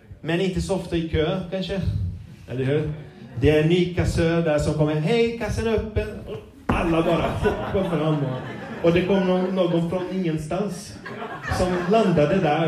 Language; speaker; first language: Swedish; non-native, fluent; Portuguese